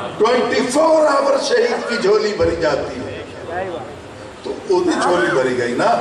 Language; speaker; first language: Urdu; non-native, local second language; Saraiki